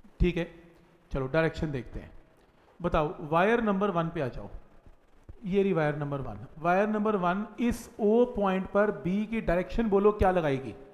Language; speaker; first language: Hindi; native; Hindi